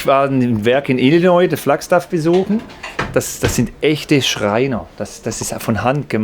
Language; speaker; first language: German; native; German